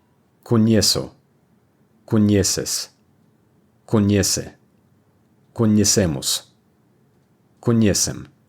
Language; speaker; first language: Portuguese; non-native, learner; English